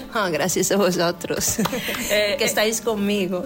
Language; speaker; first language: Spanish; non-native, fluent; Italian